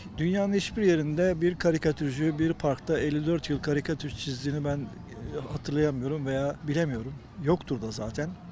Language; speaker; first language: Turkish; native; Turkish